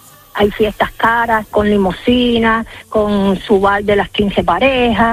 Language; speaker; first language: Spanish; native; Spanish